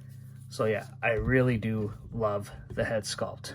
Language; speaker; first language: English; native; English